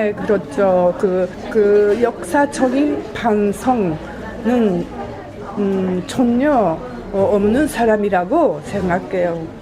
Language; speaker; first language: Korean; non-native, fluent; Japanese